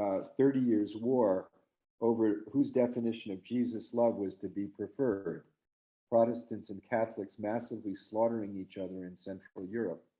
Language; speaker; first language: English; native; English